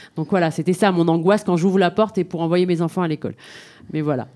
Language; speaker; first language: French; native; French